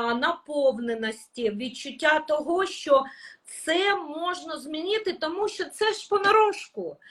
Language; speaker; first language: Ukrainian; non-native, local second language; Russian